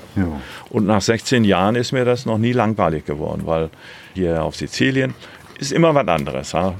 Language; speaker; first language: German; native; German